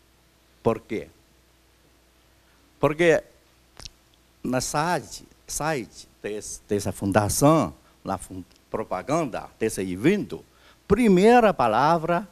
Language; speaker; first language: Portuguese; non-native, fluent; Chinese